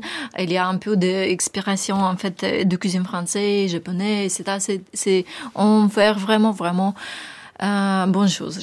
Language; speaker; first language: French; non-native, learner; Ukrainian